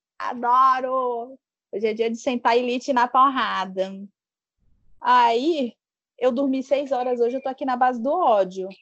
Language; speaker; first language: Portuguese; native; Portuguese